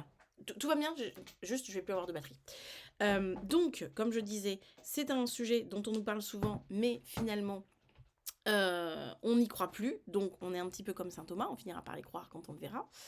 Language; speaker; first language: French; native; French